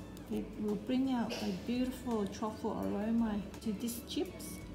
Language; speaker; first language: English; early bilingual, other home language; Vietnamese